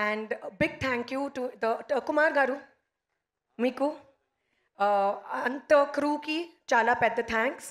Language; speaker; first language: Telugu; non-native, learner; Hindi